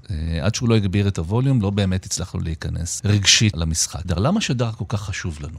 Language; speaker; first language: Hebrew; native; Hebrew